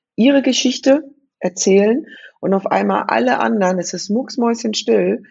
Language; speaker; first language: German; native; German